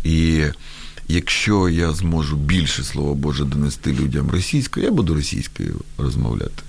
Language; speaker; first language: Ukrainian; non-native, local second language; Russian